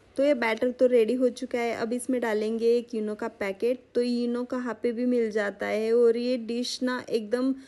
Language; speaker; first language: Hindi; non-native, local second language; Marathi